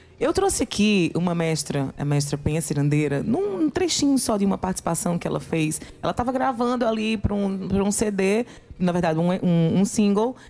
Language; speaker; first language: Portuguese; native; Portuguese